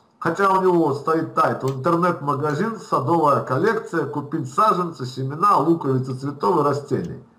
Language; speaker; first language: Russian; native; Russian